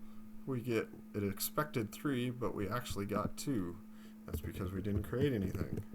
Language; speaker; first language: English; native; English